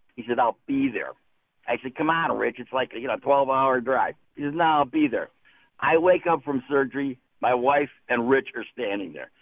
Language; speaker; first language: English; native; English